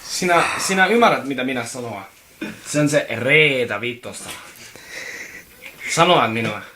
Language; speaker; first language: Finnish; non-native, learner; Estonian